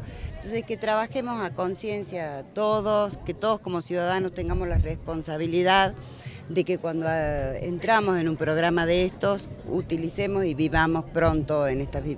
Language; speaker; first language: Spanish; native; Spanish